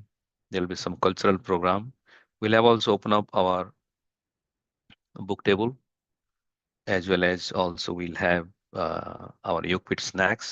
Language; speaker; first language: English; non-native, fluent; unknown